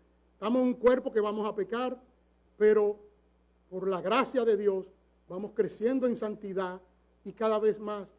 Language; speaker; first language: Spanish; native; Spanish